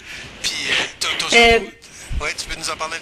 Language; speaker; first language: French; native; French